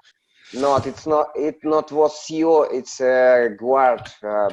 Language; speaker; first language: English; non-native, learner; Russian